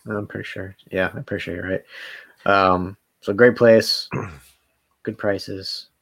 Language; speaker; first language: English; native; English